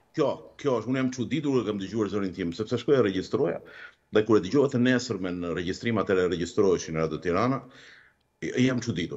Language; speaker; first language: Albanian; native; Albanian